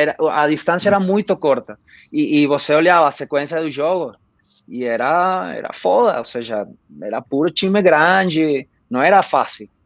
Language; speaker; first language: Portuguese; non-native, fluent; Spanish